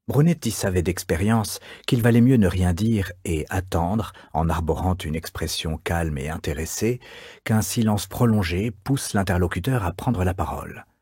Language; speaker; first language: French; native; French